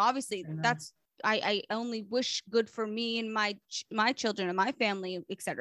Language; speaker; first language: English; native; English